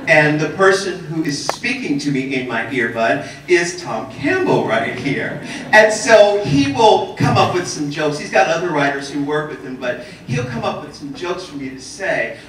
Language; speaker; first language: English; native; English